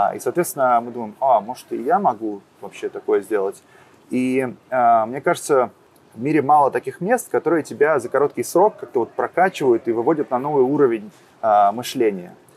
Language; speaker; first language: Russian; native; Russian